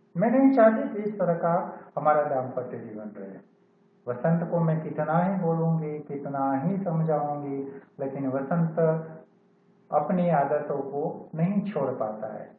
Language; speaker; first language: Hindi; non-native, local second language; Gujarati